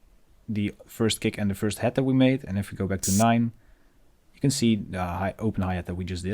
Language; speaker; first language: English; non-native, fluent; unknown